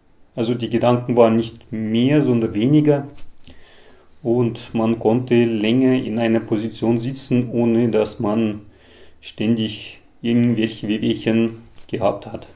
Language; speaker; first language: German; non-native, fluent; Russian